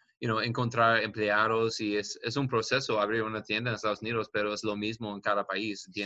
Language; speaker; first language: Spanish; non-native, learner; English